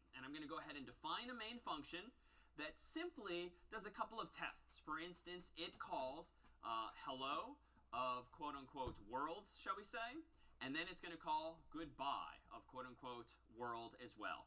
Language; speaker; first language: English; native; English